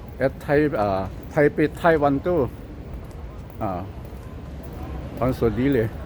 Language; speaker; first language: English; non-native, learner; Lao